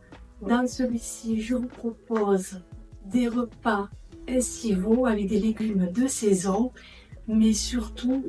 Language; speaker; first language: French; native; French